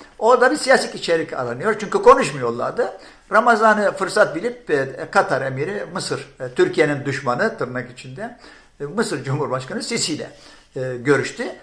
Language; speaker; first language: Turkish; non-native, fluent; Arabic